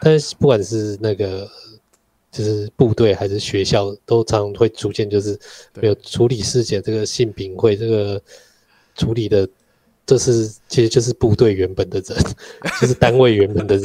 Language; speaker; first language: Chinese; native; Chinese